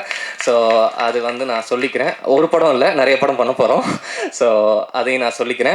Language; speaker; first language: Tamil; native; Tamil